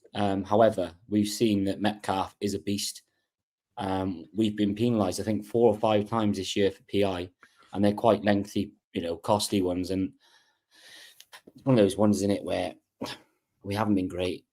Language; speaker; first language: English; native; English